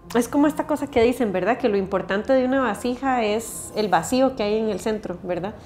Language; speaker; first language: Spanish; native; Spanish